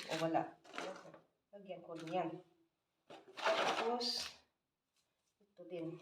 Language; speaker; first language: Filipino; non-native, local second language; Cebuano